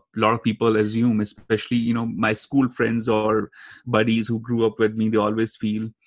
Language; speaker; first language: English; non-native, local second language; Hindi